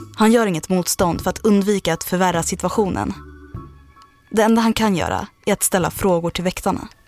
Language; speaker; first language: Swedish; native; Swedish